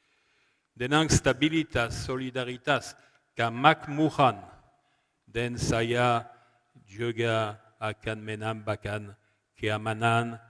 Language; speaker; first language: Indonesian; non-native, learner; French